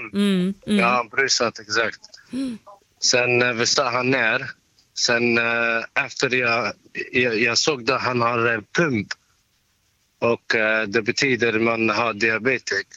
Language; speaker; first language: Swedish; non-native, learner; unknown